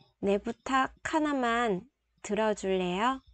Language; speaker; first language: Korean; non-native, fluent; Vietnamese